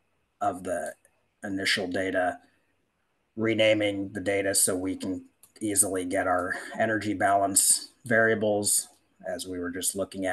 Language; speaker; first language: English; native; English